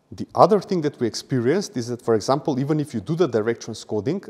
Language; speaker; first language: English; non-native, fluent; Macedonian